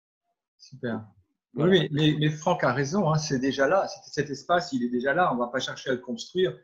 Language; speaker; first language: French; native; French